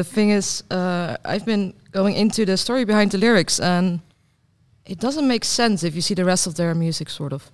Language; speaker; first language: English; non-native, fluent; Dutch